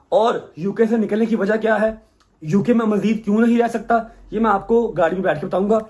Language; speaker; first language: Urdu; non-native, local second language; Punjabi